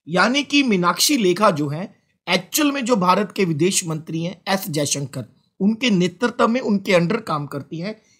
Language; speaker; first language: Hindi; non-native, local second language; Punjabi